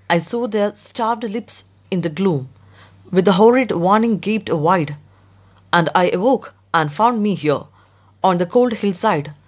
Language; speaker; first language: English; non-native, local second language; Malayalam